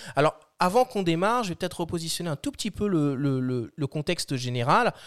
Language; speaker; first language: French; native; French